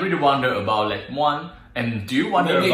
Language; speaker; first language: English; non-native, learner; Chinese